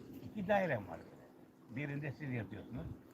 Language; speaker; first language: Turkish; native; Turkish